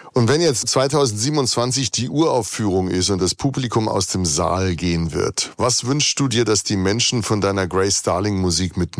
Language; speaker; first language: German; native; German